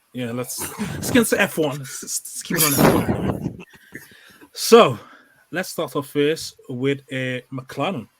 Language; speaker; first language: English; native; English